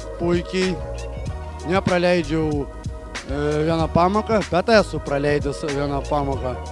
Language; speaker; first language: Lithuanian; non-native, local second language; Russian